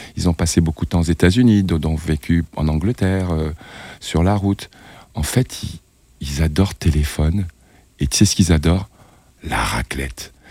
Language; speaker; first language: French; native; French